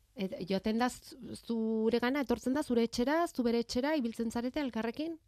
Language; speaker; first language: Basque; native; Basque